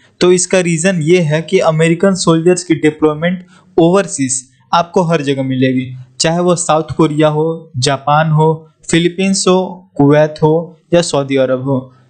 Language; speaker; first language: Hindi; native; Hindi